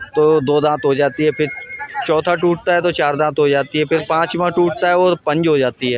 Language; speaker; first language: Hindi; native; Hindi